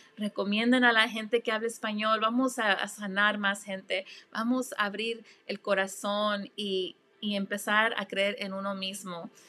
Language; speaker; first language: Spanish; early bilingual, heritage; Spanish